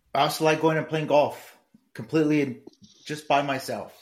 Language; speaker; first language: English; early bilingual, other home language; Spanish